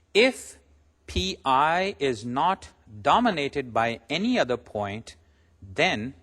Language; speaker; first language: English; non-native, local second language; Urdu